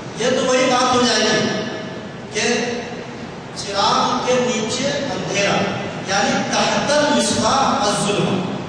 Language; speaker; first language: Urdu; non-native, local second language; Malayalam